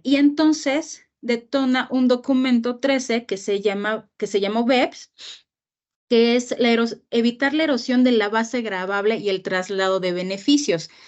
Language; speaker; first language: Spanish; native; Spanish